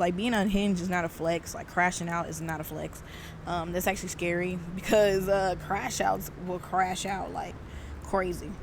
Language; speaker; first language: English; native; English